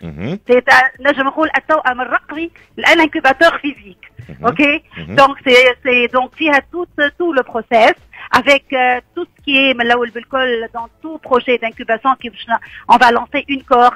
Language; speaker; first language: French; non-native, local second language; Arabic